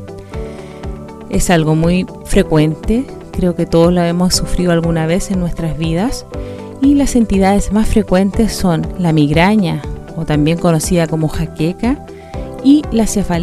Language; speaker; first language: Spanish; native; Spanish